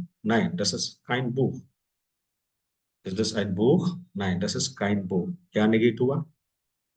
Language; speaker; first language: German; non-native, fluent; Hindi